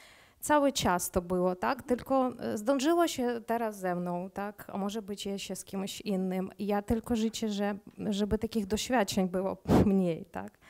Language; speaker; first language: Polish; non-native, learner; Ukrainian